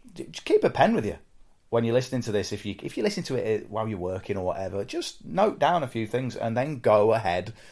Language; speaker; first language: English; native; English